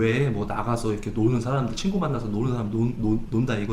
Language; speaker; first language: Korean; native; Korean